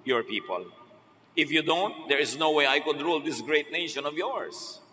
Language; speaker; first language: English; non-native, local second language; Filipino